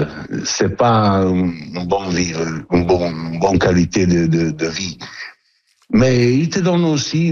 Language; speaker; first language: French; non-native, learner; Italian